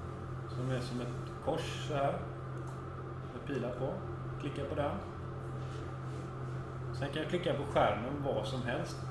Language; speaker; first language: Swedish; native; Swedish